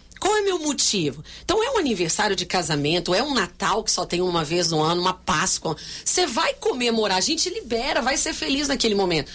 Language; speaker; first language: Portuguese; native; Portuguese